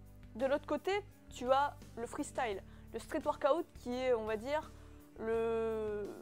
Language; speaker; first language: French; native; French